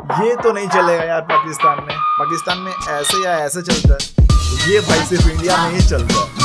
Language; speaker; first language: Hindi; native; Hindi